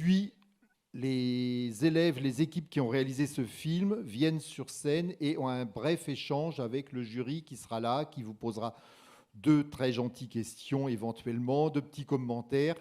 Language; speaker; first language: French; native; French